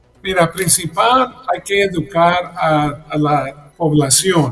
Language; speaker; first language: Spanish; early bilingual, heritage; Spanish